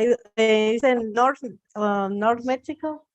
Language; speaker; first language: English; non-native, learner; Spanish